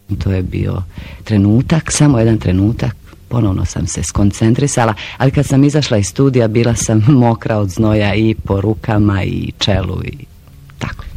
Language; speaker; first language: Bosnian; native; Bosnian